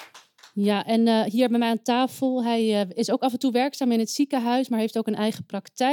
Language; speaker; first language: Dutch; native; Dutch